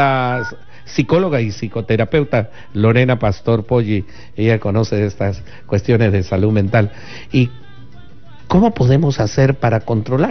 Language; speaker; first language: Spanish; native; Spanish